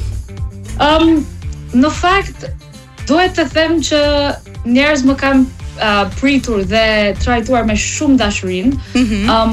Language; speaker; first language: Albanian; non-native, learner; English